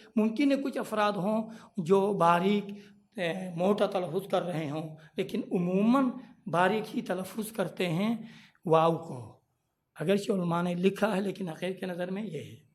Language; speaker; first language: Urdu; non-native, local second language; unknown